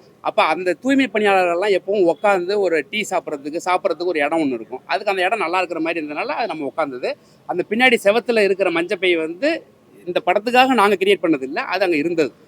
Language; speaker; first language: Tamil; native; Tamil